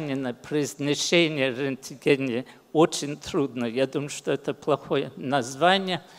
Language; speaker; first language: Russian; early bilingual, heritage; English